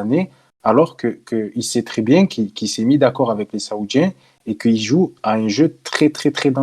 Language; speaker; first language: French; native; French